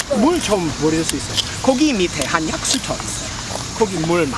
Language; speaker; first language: Korean; non-native, learner; English